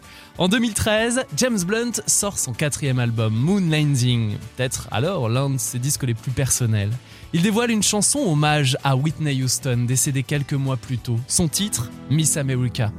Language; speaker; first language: French; native; French